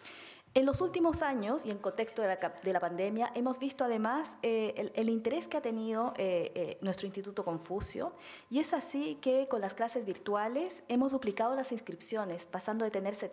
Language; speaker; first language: Spanish; native; Spanish